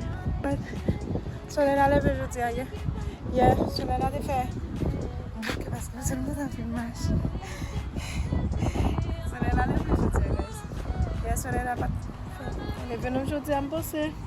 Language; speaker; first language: French; non-native, learner; Haitian Creole